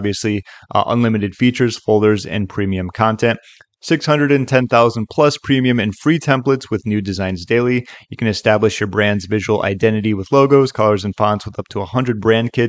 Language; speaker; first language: English; native; English